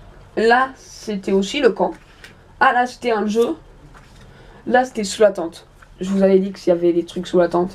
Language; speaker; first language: French; native; French